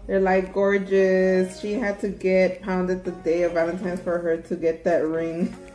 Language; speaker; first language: English; early bilingual, other home language; Spanish